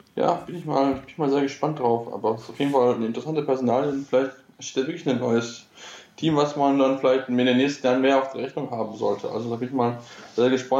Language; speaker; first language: German; native; German